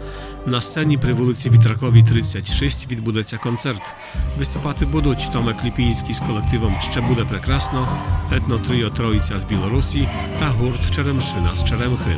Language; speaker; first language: Ukrainian; native; Ukrainian